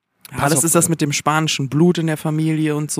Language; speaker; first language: German; native; German